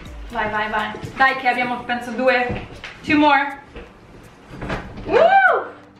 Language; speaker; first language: Italian; non-native, fluent; English